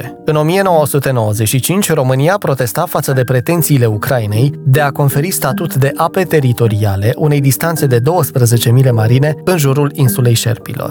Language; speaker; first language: Romanian; native; Romanian